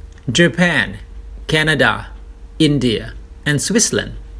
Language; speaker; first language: English; non-native, fluent; Thai